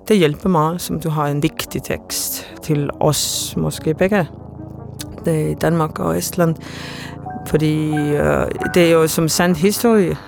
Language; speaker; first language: Danish; non-native, fluent; Estonian